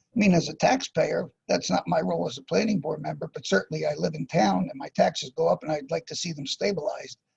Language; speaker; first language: English; native; English